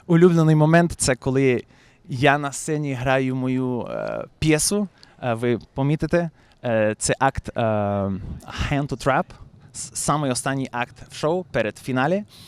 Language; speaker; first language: Ukrainian; early bilingual, heritage; Ukrainian